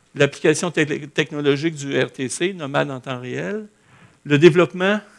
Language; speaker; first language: French; native; French